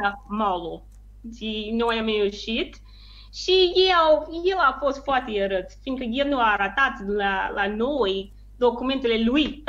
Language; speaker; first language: Romanian; non-native, learner; English